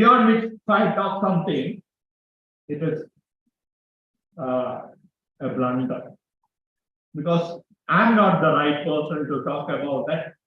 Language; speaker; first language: English; non-native, local second language; Malayalam